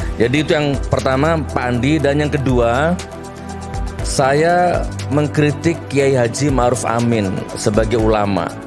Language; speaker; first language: Indonesian; non-native, local second language; Madurese